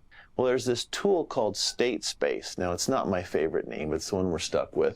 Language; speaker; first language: English; native; English